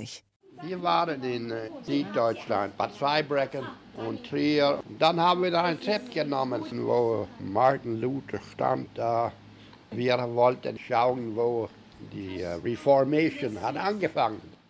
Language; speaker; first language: German; early bilingual, heritage; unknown